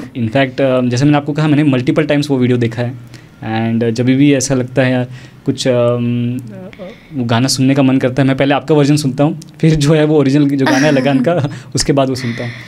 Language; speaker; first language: Hindi; native; Hindi